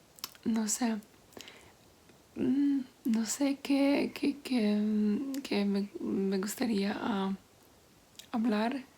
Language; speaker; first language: Spanish; non-native, learner; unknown